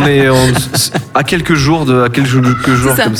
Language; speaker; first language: French; native; French